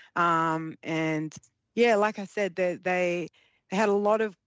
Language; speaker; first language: English; early bilingual, other home language; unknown